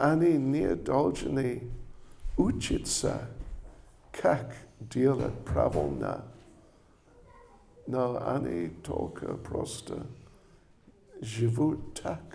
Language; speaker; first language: Russian; non-native, learner; English